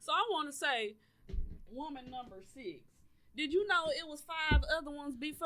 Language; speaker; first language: English; native; English